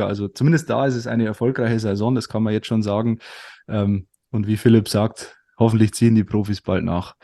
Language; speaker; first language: German; native; German